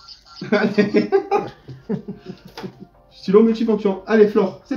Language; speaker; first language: French; native; French